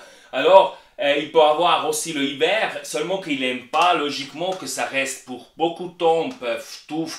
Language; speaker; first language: French; non-native, learner; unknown